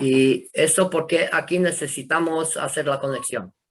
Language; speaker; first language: Spanish; non-native, fluent; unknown